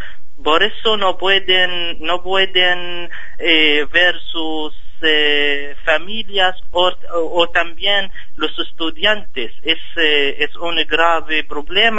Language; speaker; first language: Spanish; non-native, fluent; Arabic